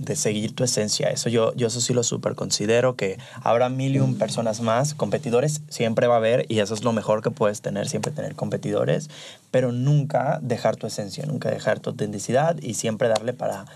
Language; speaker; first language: Spanish; native; Spanish